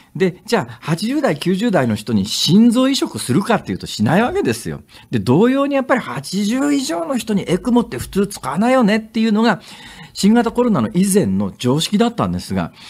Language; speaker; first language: Japanese; native; Japanese